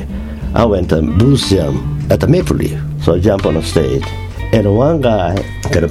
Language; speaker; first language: English; non-native, learner; Japanese